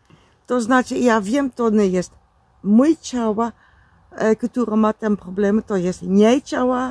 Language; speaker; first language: Polish; non-native, learner; Dutch